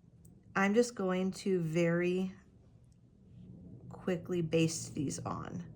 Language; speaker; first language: English; native; English